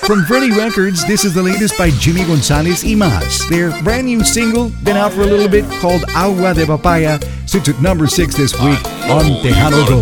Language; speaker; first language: English; early bilingual, other home language; Spanish